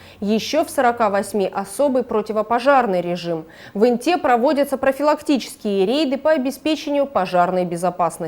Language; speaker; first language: Russian; native; Russian